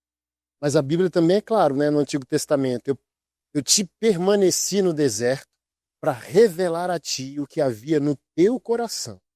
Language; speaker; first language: Portuguese; native; Portuguese